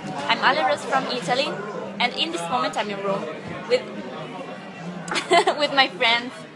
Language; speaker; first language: English; non-native, fluent; Italian